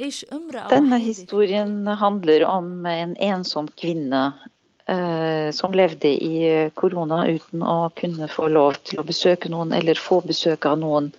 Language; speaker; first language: Norwegian; non-native, fluent; Arabic